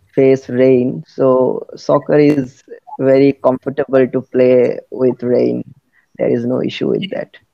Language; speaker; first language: English; non-native, local second language; Hindi